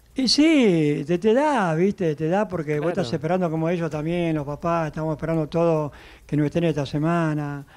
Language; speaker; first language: Spanish; native; Spanish